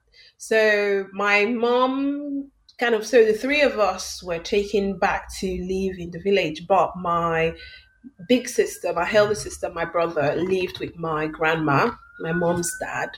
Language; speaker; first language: English; non-native, local second language; Yoruba